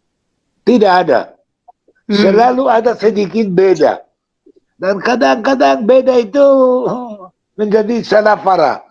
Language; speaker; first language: Indonesian; non-native, fluent; Hebrew